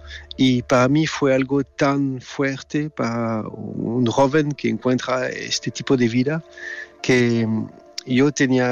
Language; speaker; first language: Spanish; non-native, learner; French